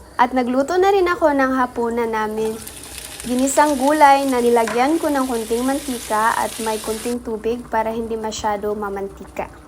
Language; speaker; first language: Filipino; non-native, local second language; Cebuano